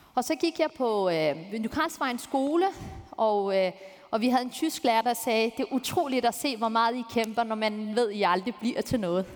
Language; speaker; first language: Danish; early bilingual, other home language; Turkish